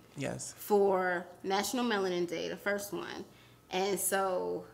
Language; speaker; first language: English; native; English